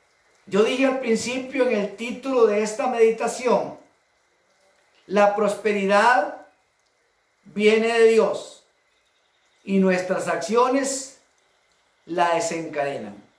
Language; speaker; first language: Spanish; native; Spanish